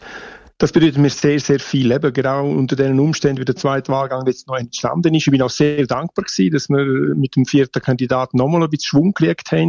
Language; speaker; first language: German; native; German